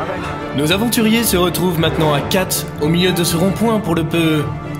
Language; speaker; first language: French; native; French